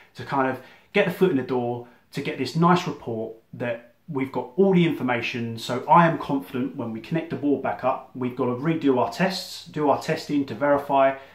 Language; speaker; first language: English; native; English